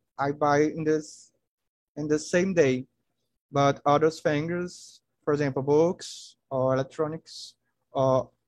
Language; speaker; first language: English; non-native, learner; Portuguese